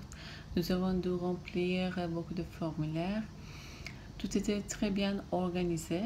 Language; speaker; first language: French; non-native, fluent; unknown